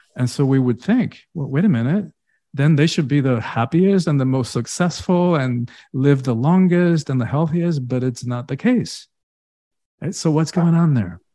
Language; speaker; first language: English; early bilingual, other home language; Spanish